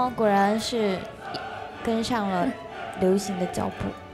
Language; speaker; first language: Chinese; non-native, learner; Korean